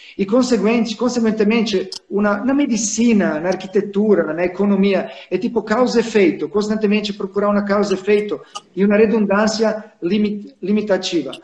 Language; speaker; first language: Portuguese; non-native, fluent; Croatian